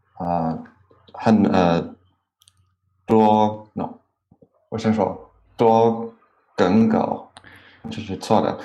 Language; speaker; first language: Chinese; non-native, learner; German